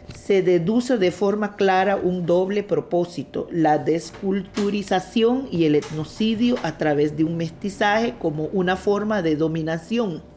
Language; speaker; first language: Spanish; non-native, local second language; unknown